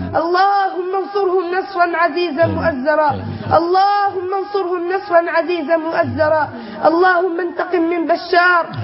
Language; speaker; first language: Arabic; native; Arabic